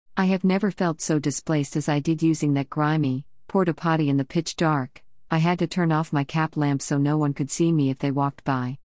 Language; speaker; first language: English; native; English